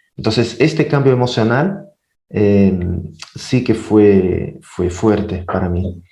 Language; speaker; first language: Spanish; non-native, fluent; Portuguese